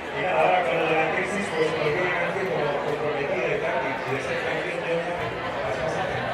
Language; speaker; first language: Spanish; native; Spanish